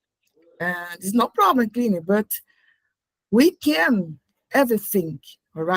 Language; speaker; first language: English; non-native, learner; Portuguese